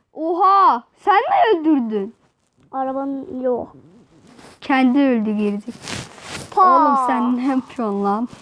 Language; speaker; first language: Turkish; native; Turkish